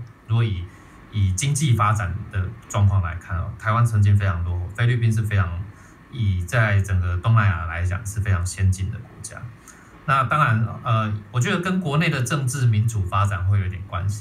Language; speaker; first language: Chinese; native; Chinese